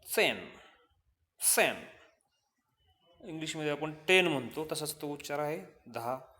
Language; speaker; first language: Marathi; native; Marathi